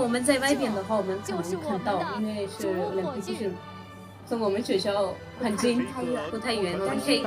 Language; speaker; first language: Chinese; non-native, fluent; Urdu